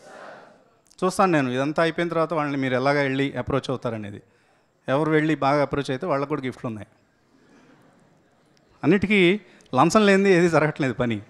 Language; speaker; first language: Telugu; native; Telugu